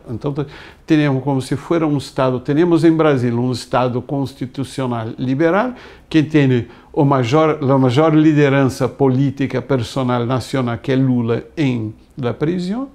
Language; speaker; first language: Portuguese; non-native, fluent; Spanish